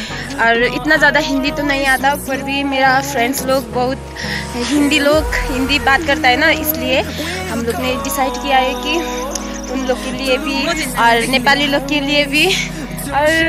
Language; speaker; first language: Hindi; non-native, local second language; Nepali